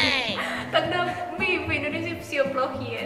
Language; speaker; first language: Russian; non-native, learner; Indonesian